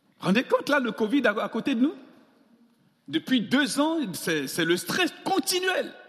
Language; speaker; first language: French; non-native, local second language; Sango